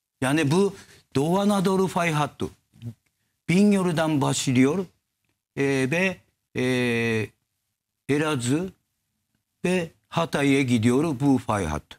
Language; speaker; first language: Turkish; non-native, learner; Japanese